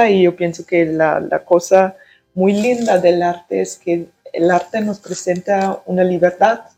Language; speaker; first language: Spanish; early bilingual, heritage; German